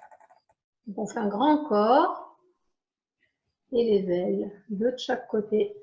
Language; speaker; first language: French; native; French